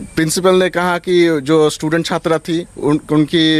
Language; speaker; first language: Hindi; non-native, local second language; Bangla